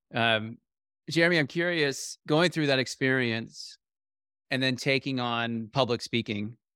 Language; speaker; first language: English; native; English